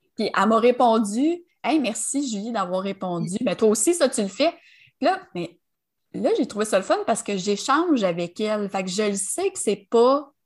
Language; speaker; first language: French; native; French